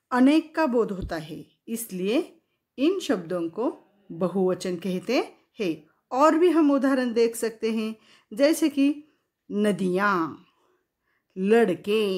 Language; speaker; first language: Hindi; non-native, local second language; Marathi